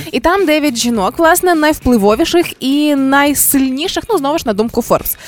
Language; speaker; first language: Ukrainian; native; Ukrainian